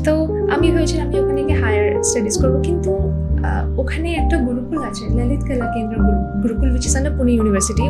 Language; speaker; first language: Bangla; early bilingual, heritage; Bangla